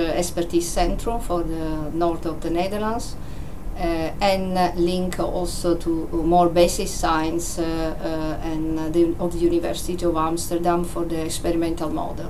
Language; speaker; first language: English; non-native, fluent; Italian